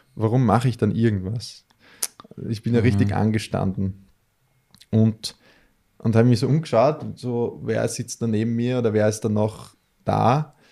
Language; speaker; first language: German; native; German